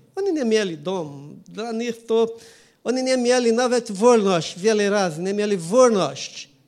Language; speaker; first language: Polish; non-native, learner; Portuguese